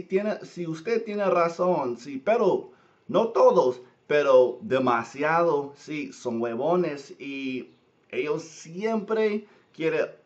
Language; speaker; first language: Spanish; non-native, learner; English